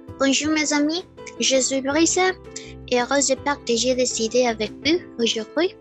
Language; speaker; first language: French; non-native, learner; Spanish